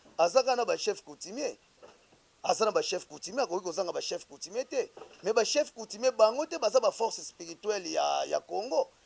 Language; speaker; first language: Lingala; non-native, local second language; Kongo